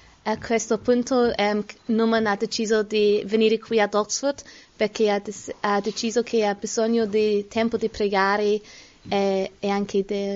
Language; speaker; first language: Italian; non-native, learner; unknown